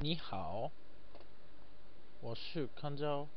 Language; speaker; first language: Chinese; non-native, learner; Japanese